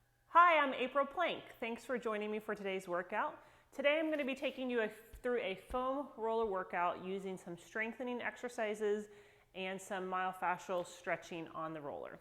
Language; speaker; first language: English; native; English